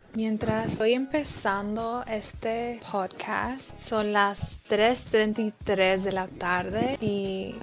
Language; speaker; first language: Spanish; early bilingual, heritage; Spanish